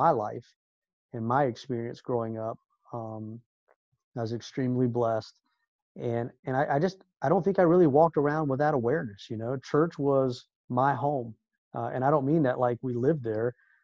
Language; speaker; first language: English; native; English